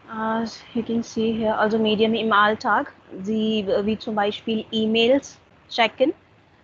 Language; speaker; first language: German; non-native, fluent; Hindi